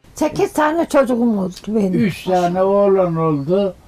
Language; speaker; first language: Turkish; native; Turkish